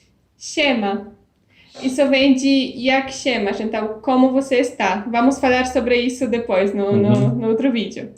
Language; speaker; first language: Portuguese; non-native, fluent; Polish